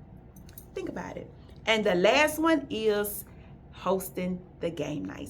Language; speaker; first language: English; native; English